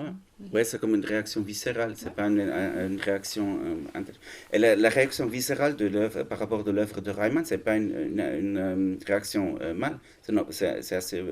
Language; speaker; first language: French; non-native, learner; German